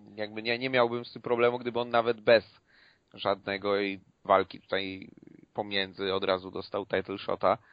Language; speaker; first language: Polish; native; Polish